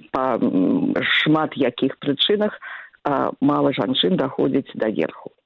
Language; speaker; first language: Belarusian; native; Belarusian